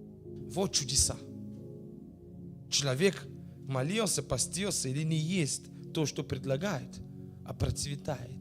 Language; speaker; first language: Russian; non-native, fluent; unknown